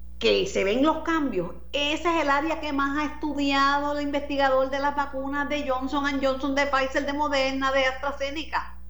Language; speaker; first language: Spanish; native; Spanish